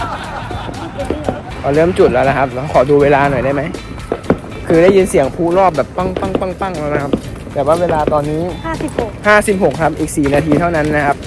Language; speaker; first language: Thai; native; Thai